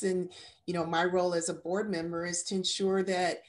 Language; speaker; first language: English; native; English